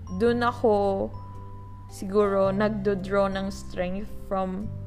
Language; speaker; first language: English; non-native, local second language; Filipino